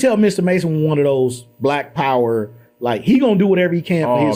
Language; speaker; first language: English; native; English